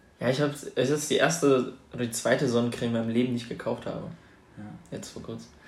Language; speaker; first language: German; early bilingual, other home language; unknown